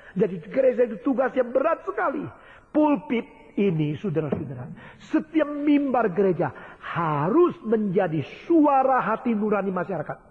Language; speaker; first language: Indonesian; early bilingual, other home language; Chinese